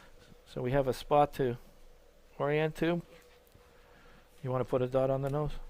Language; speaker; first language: English; native; English